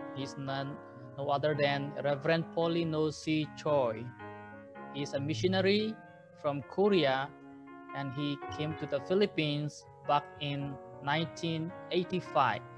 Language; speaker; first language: English; non-native, fluent; Burmese